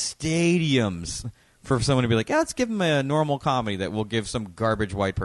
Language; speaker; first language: English; native; English